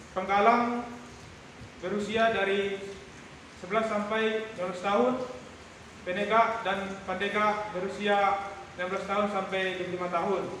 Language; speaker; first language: Indonesian; native; Indonesian